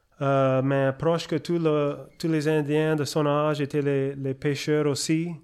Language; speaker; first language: French; early bilingual, heritage; French